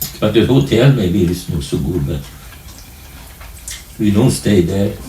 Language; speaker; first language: English; non-native, learner; Swedish